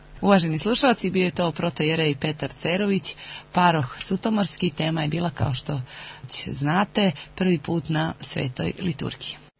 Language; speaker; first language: Serbian; native; Serbian